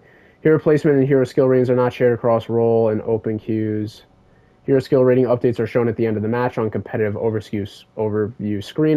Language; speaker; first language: English; native; English